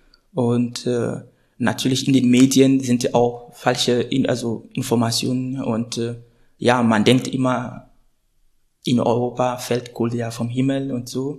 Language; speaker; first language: German; non-native, fluent; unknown